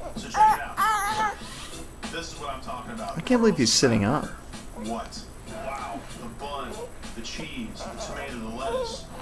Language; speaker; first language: English; native; English